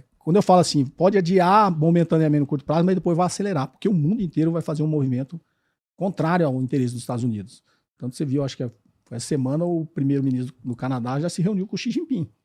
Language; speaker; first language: Portuguese; native; Portuguese